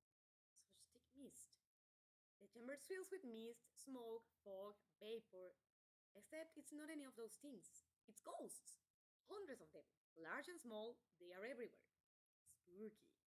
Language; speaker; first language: English; non-native, fluent; Spanish